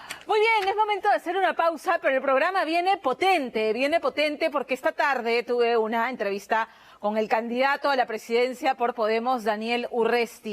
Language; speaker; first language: Spanish; native; Spanish